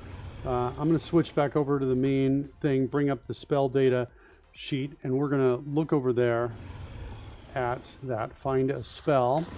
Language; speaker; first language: English; native; English